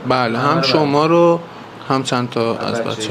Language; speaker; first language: Persian; native; Persian